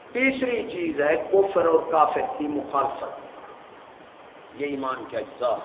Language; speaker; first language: Urdu; non-native, local second language; Punjabi